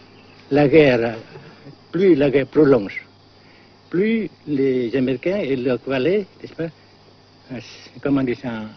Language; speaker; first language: French; non-native, local second language; Vietnamese